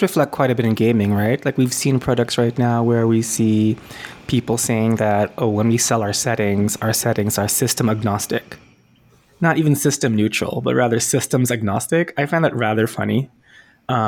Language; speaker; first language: English; non-native, local second language; Filipino